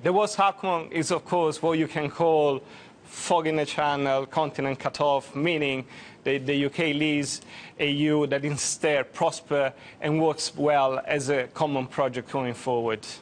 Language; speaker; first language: English; non-native, fluent; Italian